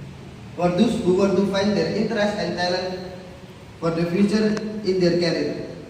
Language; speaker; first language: English; non-native, learner; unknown